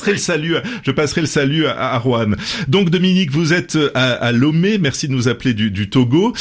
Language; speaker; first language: French; native; French